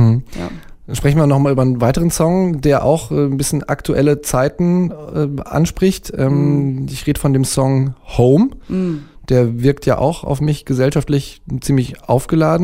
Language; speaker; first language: German; native; German